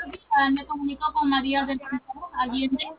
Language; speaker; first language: Spanish; native; Spanish